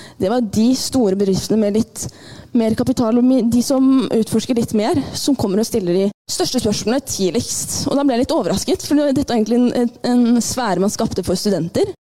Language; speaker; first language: Norwegian; early bilingual, other home language; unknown